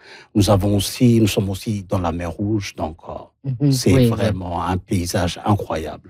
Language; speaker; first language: French; non-native, local second language; Somali